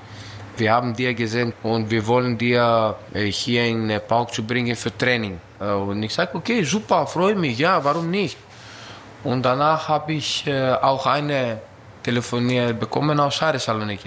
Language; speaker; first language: German; non-native, learner; Greek